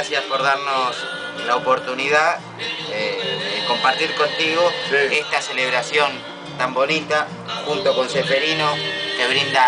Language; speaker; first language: Spanish; native; Spanish